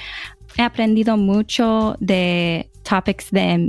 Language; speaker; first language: Spanish; early bilingual, heritage; English